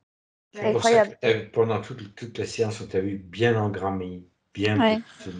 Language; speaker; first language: French; native; French